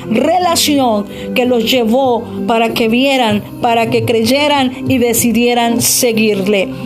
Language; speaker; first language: Spanish; native; Spanish